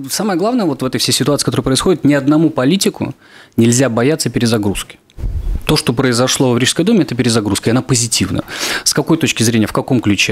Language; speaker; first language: Russian; native; Russian